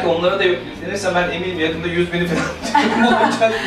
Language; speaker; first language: Turkish; native; Turkish